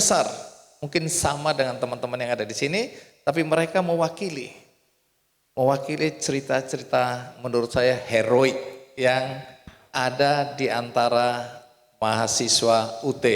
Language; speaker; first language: Indonesian; native; Indonesian